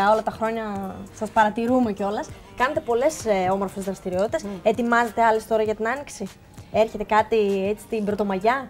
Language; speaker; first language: Greek; native; Greek